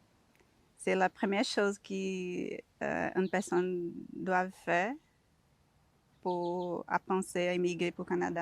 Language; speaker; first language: French; non-native, learner; Portuguese